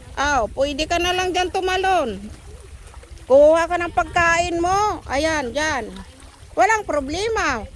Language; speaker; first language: Filipino; non-native, local second language; Waray